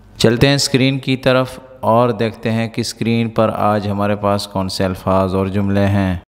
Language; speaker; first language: Urdu; non-native, local second language; Pashto